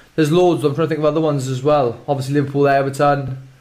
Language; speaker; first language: English; native; English